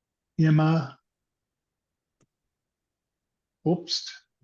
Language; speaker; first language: German; non-native, learner; English